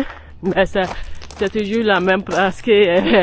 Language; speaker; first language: French; non-native, learner; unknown